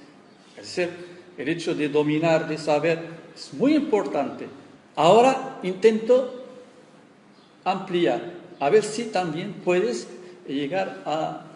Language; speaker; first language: Spanish; non-native, fluent; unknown